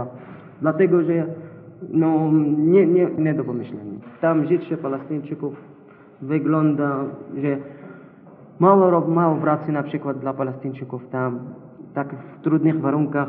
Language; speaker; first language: Polish; non-native, learner; Arabic